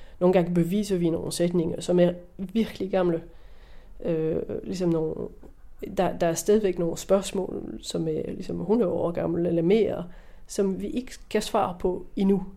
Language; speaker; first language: Danish; non-native, fluent; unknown